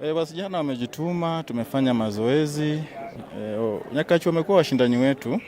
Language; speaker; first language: Swahili; non-native, local second language; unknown